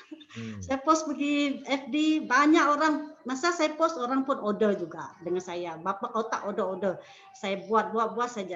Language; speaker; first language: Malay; non-native, local second language; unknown